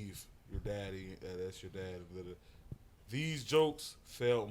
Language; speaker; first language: English; native; English